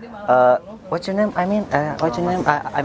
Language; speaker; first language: English; non-native, learner; Indonesian